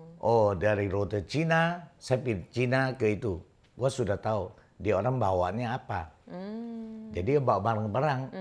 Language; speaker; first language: Indonesian; non-native, local second language; Min Nan Chinese